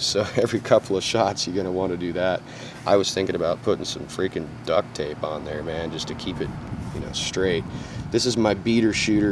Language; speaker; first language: English; native; English